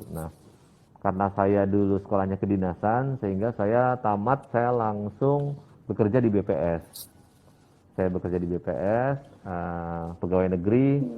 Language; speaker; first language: Indonesian; native; Indonesian